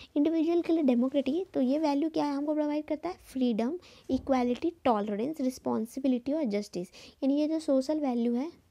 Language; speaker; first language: Hindi; native; Hindi